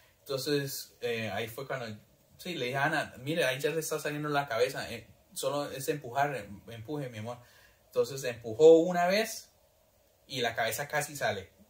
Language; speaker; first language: Spanish; early bilingual, heritage; Spanish